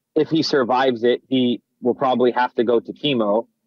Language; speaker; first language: English; native; English